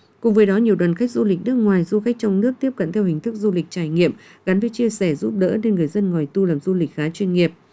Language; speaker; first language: Vietnamese; native; Vietnamese